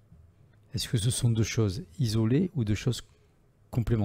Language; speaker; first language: French; native; French